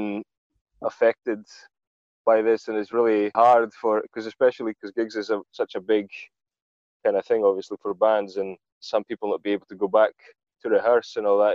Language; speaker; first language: English; non-native, fluent; Greek